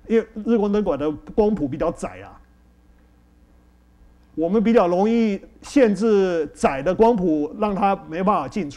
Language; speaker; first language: Chinese; native; Chinese